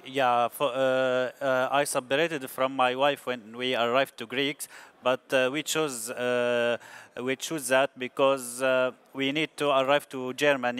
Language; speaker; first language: English; non-native, learner; Arabic